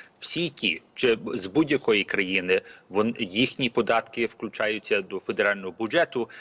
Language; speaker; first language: Ukrainian; early bilingual, heritage; Ukrainian